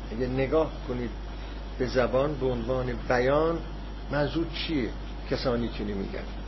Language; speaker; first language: Persian; native; Persian